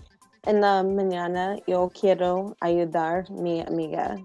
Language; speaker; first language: Spanish; non-native, learner; English